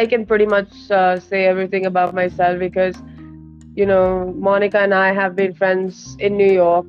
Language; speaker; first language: English; non-native, local second language; Hindi